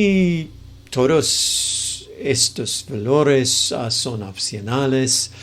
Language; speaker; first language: Spanish; non-native, fluent; English